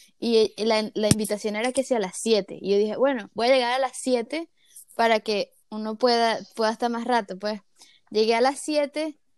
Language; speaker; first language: Spanish; native; Spanish